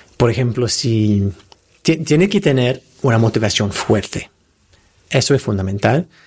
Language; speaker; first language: Spanish; non-native, fluent; English